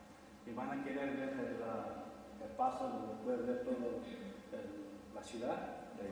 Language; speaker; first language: Spanish; non-native, learner; English